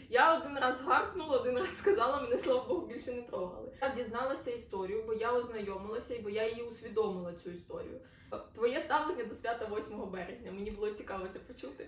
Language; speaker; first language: Ukrainian; non-native, local second language; Russian